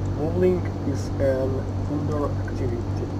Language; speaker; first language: English; non-native, learner; Russian